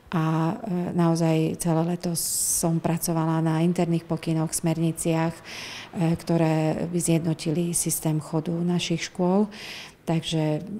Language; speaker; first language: Slovak; native; Slovak